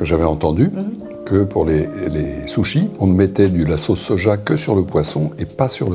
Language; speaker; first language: French; native; French